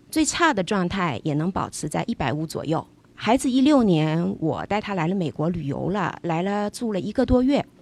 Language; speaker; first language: Chinese; native; Chinese